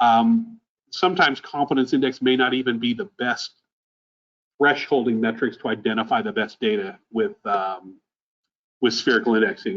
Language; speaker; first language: English; native; English